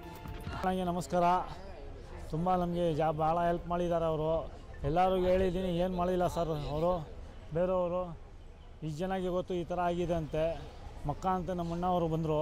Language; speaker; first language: Kannada; non-native, local second language; Urdu